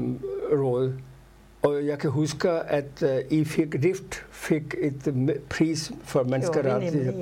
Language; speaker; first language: Danish; non-native, fluent; Urdu